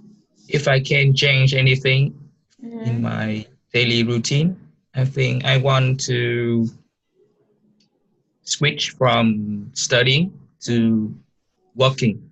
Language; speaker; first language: English; non-native, learner; Vietnamese